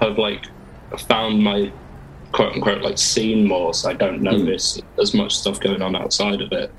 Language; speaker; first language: English; native; English